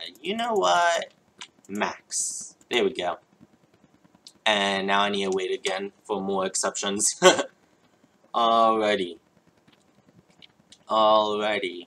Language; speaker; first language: English; native; English